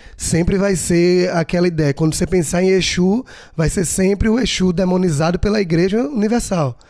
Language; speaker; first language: Portuguese; native; Portuguese